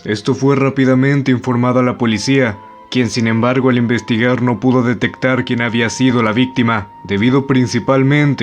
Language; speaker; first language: Spanish; native; Spanish